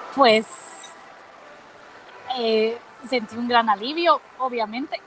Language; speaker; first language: Spanish; native; Spanish